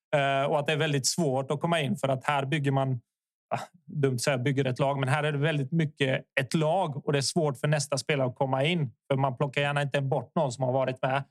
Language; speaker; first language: Swedish; early bilingual, other home language; Bosnian